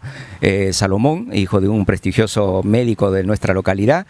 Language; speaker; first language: Spanish; native; Spanish